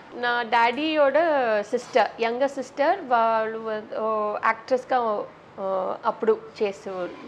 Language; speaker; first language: Telugu; non-native, local second language; Tamil